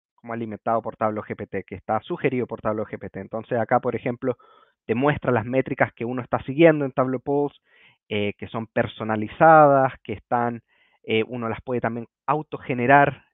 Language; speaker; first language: Spanish; native; Spanish